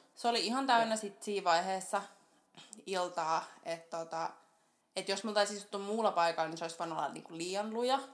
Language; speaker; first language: Finnish; native; Finnish